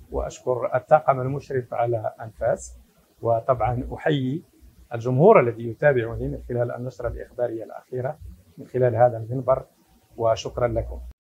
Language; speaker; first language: Arabic; native; Arabic